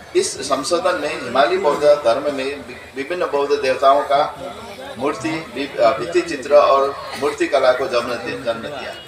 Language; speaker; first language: Hindi; non-native, fluent; Newari